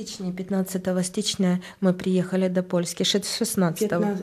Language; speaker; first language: Polish; non-native, learner; Russian